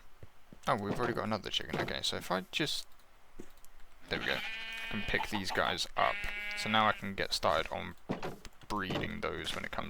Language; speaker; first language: English; native; English